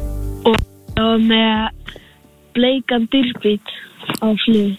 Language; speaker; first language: Icelandic; native; Icelandic